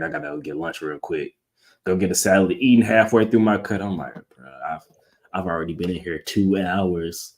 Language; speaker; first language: English; native; English